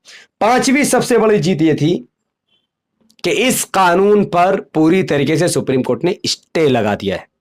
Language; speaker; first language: Hindi; native; Hindi